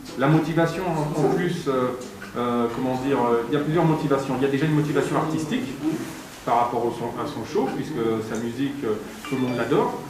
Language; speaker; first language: French; native; French